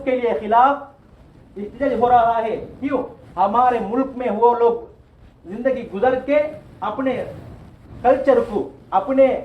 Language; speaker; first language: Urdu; non-native, local second language; Tamil